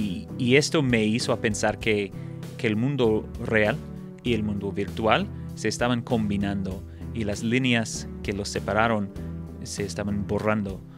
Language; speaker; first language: Spanish; non-native, fluent; English